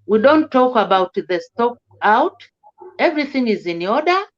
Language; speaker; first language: English; non-native, local second language; Swahili